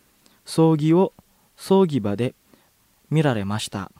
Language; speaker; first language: Japanese; non-native, fluent; Indonesian